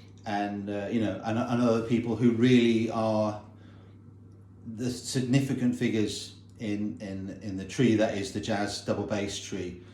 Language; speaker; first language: English; native; English